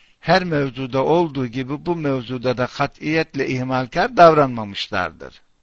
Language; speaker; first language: Turkish; non-native, fluent; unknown